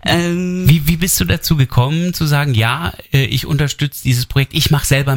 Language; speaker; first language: German; native; German